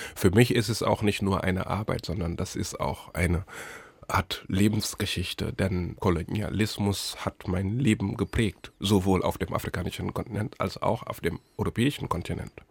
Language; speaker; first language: German; non-native, fluent; Wolof